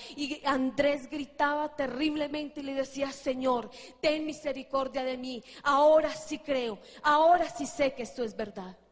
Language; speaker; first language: Spanish; native; Spanish